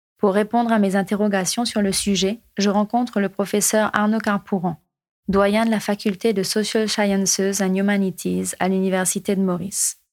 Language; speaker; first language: French; non-native, local second language; Morisyen